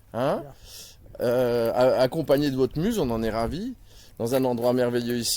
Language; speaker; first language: French; native; French